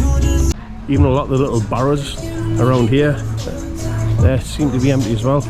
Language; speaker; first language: English; native; English